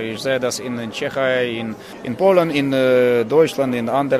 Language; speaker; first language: German; non-native, learner; Ukrainian